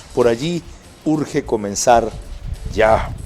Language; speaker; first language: Spanish; native; Spanish